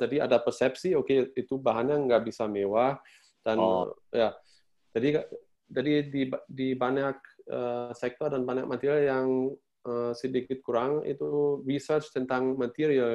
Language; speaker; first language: Indonesian; non-native, fluent; German